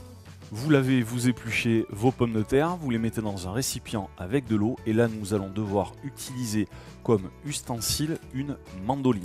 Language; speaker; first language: French; native; French